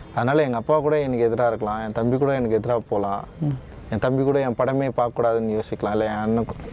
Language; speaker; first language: Tamil; native; Tamil